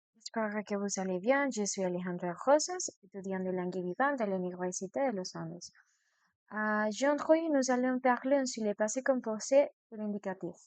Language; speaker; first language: French; non-native, learner; Spanish